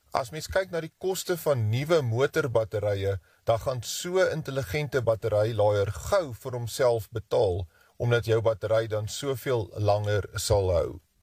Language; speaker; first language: Afrikaans; native; Afrikaans